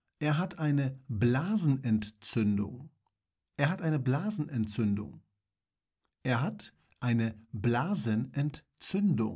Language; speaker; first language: German; non-native, fluent; Polish